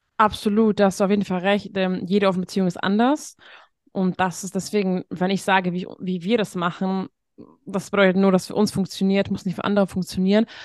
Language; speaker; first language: German; non-native, fluent; Hungarian